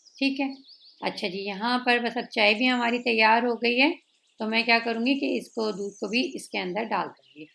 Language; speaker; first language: Urdu; native; Urdu